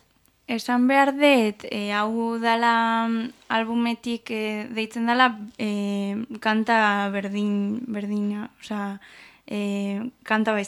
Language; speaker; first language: Basque; non-native, local second language; Spanish